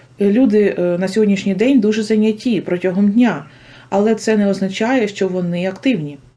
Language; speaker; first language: Ukrainian; native; Ukrainian